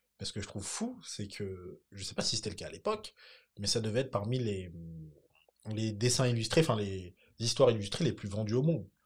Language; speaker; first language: French; native; French